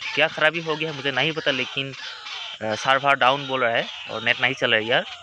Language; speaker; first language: Hindi; non-native, local second language; Assamese